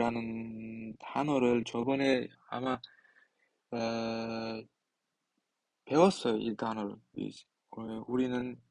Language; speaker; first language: Korean; non-native, fluent; Uzbek